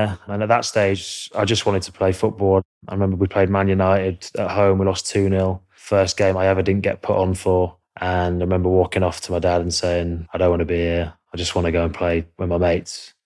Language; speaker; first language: English; native; English